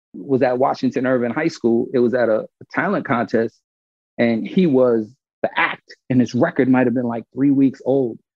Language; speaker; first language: English; native; English